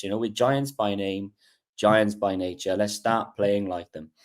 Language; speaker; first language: English; native; English